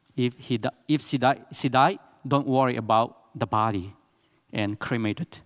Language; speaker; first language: English; non-native, learner; Burmese